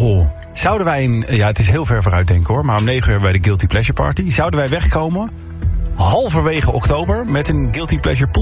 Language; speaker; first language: Dutch; native; Dutch